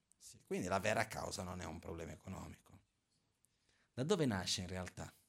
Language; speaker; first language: Italian; non-native, fluent; Portuguese